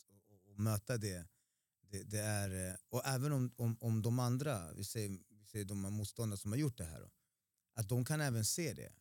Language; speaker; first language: Swedish; early bilingual, other home language; Spanish